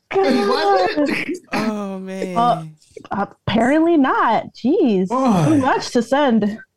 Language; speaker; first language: English; native; English